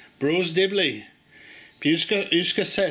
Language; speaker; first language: French; native; French